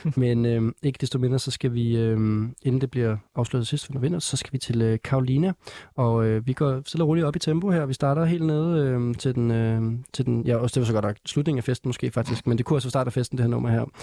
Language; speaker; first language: Danish; native; Danish